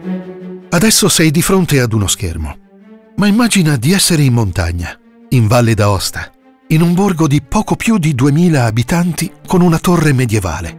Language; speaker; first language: Italian; native; Italian